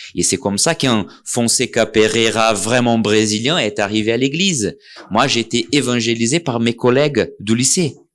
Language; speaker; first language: French; non-native, fluent; Portuguese